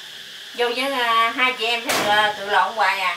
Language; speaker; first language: Vietnamese; native; Vietnamese